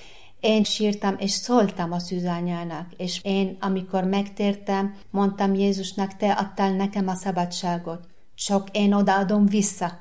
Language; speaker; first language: Hungarian; non-native, learner; Arabic